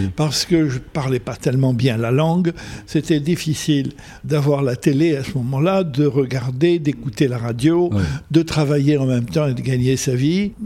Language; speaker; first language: French; non-native, local second language; Arabic